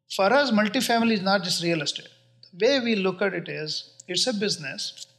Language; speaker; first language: English; non-native, local second language; Kannada